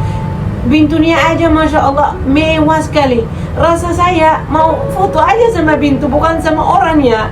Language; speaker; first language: Indonesian; non-native, fluent; Arabic